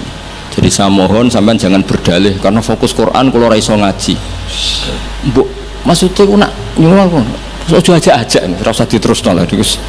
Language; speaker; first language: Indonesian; non-native, local second language; Javanese